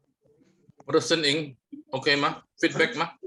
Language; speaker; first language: Chinese; early bilingual, heritage; Chinese